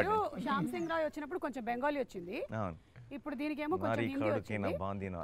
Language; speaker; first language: Telugu; native; Telugu